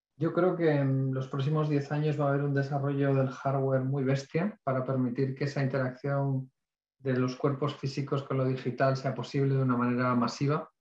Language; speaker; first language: Spanish; native; Spanish